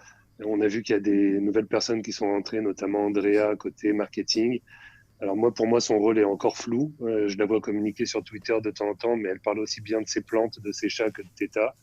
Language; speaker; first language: French; native; French